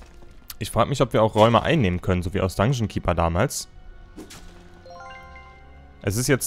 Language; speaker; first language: German; native; German